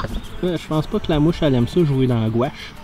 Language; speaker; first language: French; native; French